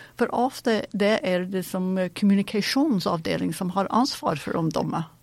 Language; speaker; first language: Norwegian; non-native, fluent; English